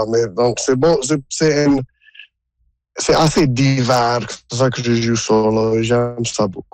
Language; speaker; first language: French; non-native, local second language; English